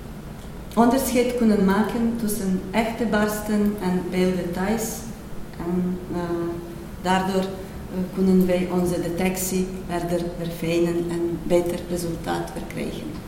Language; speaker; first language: Dutch; non-native, fluent; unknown